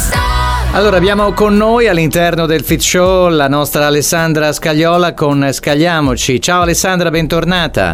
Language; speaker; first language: Italian; native; Italian